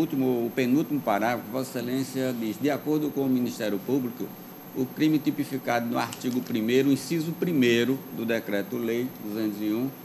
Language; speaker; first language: Portuguese; native; Portuguese